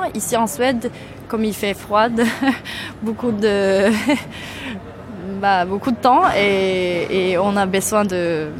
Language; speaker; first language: French; non-native, fluent; Swedish